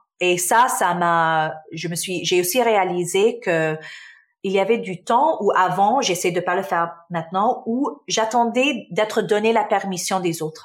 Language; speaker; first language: French; early bilingual, other home language; Arabic